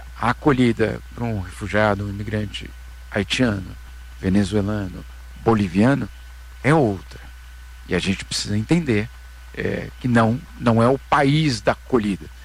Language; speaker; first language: Portuguese; native; Portuguese